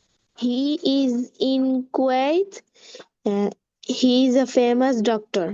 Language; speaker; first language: English; non-native, learner; Bangla